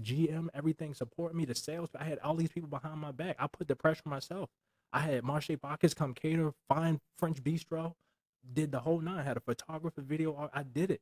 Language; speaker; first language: English; native; English